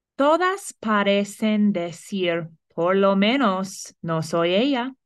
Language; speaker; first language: Spanish; non-native, fluent; English